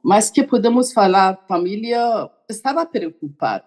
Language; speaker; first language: Portuguese; non-native, learner; Persian